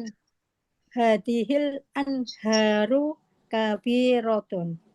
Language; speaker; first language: Arabic; non-native, learner; Indonesian